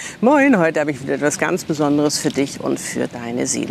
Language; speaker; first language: German; native; German